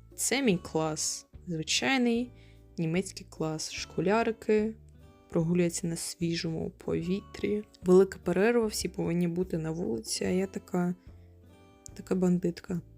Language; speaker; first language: Ukrainian; non-native, local second language; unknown